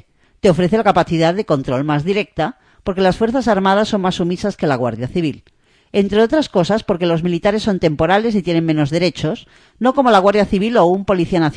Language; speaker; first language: Spanish; native; Spanish